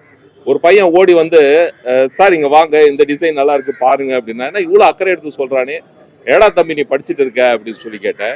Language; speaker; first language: Tamil; native; Tamil